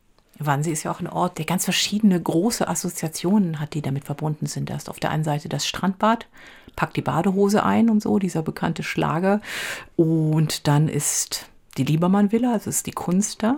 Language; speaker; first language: German; native; German